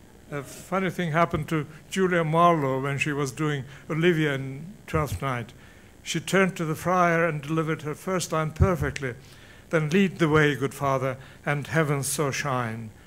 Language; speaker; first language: English; non-native, fluent; Turkish